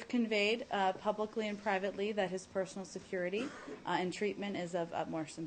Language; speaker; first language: English; native; English